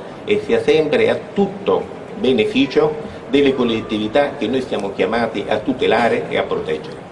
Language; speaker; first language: Italian; native; Italian